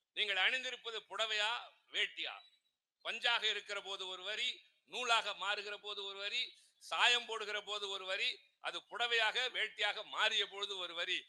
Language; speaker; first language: Tamil; native; Tamil